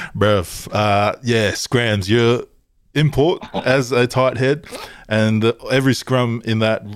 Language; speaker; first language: English; early bilingual, other home language; Tongan